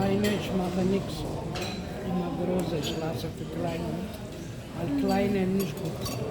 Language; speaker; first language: German; non-native, learner; Russian